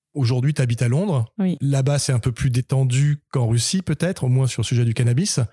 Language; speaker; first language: French; native; French